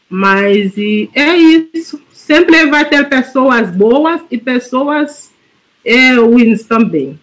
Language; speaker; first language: Portuguese; non-native, fluent; Haitian Creole